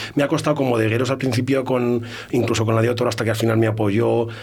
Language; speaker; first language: Spanish; native; Spanish